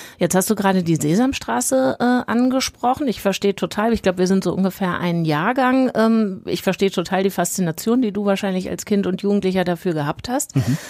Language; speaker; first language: German; native; German